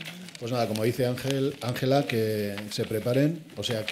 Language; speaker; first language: Spanish; native; Spanish